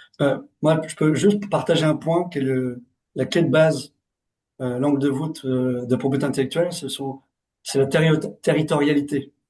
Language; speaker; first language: French; native; French